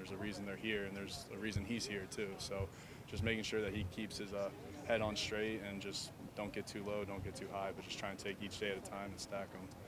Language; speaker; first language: English; native; English